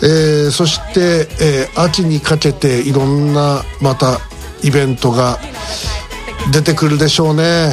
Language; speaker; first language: Japanese; native; Japanese